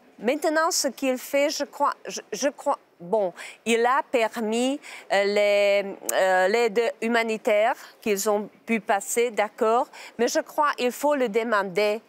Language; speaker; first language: French; non-native, learner; Czech